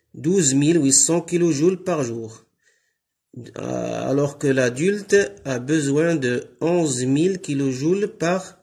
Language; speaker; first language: French; non-native, local second language; Arabic